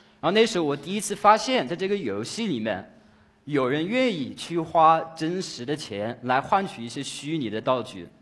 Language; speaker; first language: Chinese; non-native, fluent; English